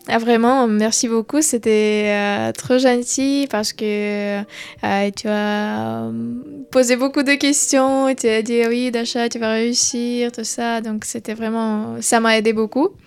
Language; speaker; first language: French; non-native, learner; Ukrainian